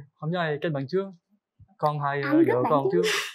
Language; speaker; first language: Vietnamese; early bilingual, heritage; Vietnamese